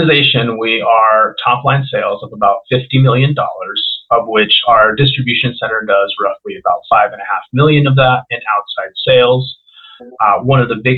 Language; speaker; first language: English; non-native, local second language; Spanish